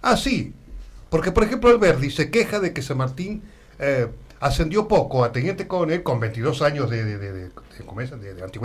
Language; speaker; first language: Spanish; native; Spanish